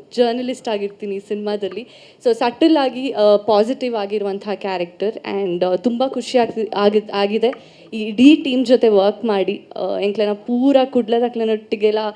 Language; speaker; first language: Kannada; non-native, local second language; Tulu